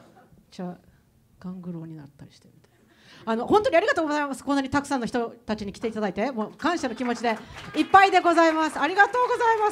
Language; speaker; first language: Japanese; native; Japanese